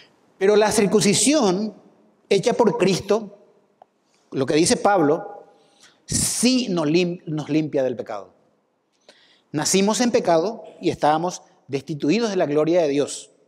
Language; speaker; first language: Spanish; native; Spanish